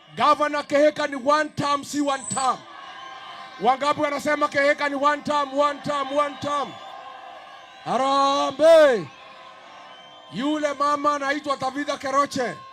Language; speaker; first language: Swahili; non-native, local second language; Kikuyu